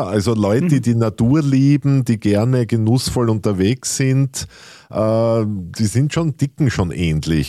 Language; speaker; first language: German; native; German